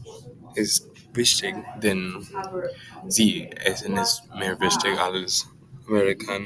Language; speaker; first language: German; non-native, learner; English